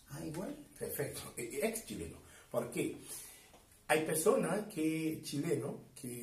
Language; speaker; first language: Spanish; non-native, fluent; Haitian Creole